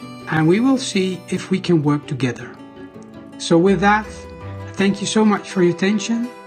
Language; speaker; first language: English; non-native, fluent; Dutch